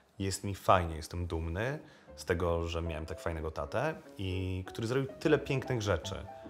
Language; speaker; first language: Polish; native; Polish